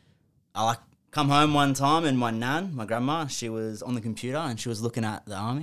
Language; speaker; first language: English; native; English